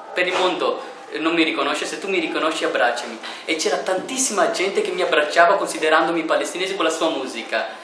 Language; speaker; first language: Italian; early bilingual, other home language; Urdu